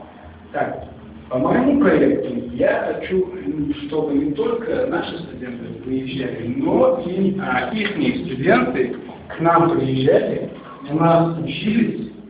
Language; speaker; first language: Russian; non-native, local second language; Chechen